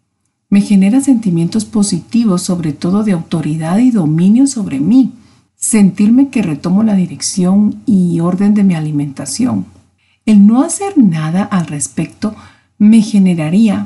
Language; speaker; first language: Spanish; native; Spanish